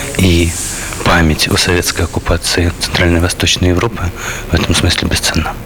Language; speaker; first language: Russian; native; Russian